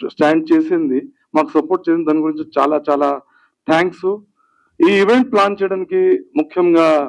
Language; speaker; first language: Telugu; early bilingual, heritage; Telugu